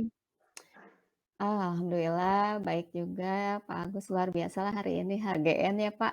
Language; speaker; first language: Indonesian; non-native, local second language; Sundanese